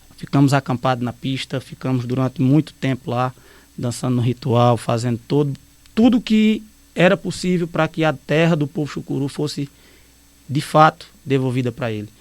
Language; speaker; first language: Portuguese; native; Portuguese